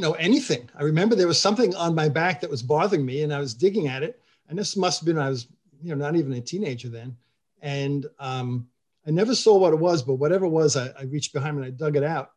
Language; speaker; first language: English; native; English